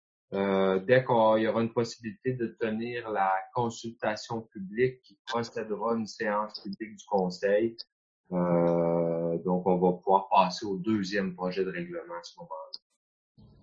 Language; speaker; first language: French; native; French